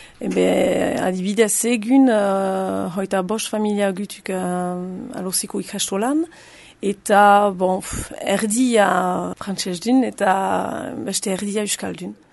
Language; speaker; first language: Basque; native; Basque